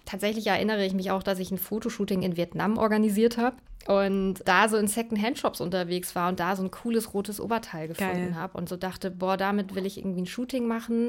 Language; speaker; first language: German; native; German